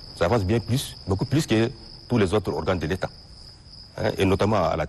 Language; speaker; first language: French; non-native, local second language; Arabic